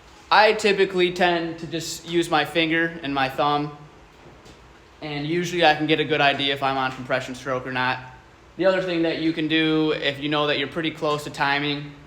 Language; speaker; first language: English; native; English